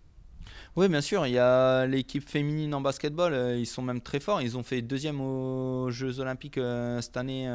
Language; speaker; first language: French; native; French